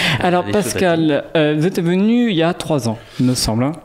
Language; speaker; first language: French; native; French